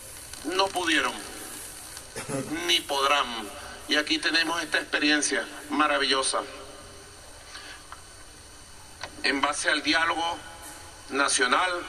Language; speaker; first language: Spanish; native; Spanish